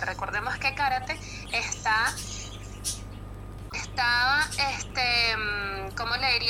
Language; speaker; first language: Spanish; native; Spanish